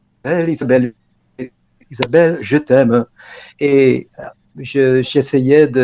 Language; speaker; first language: French; non-native, fluent; Dutch